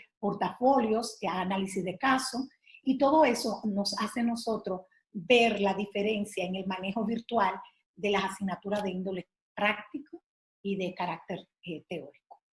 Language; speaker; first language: Spanish; native; Spanish